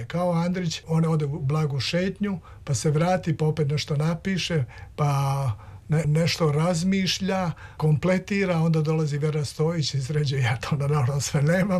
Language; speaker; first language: Serbian; native; Serbian